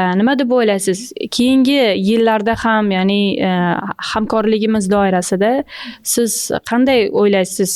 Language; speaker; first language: Uzbek; native; Uzbek